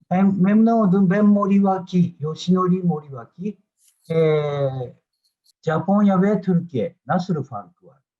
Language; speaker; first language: Turkish; non-native, learner; Japanese